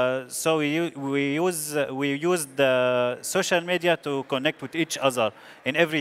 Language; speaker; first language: English; non-native, learner; Arabic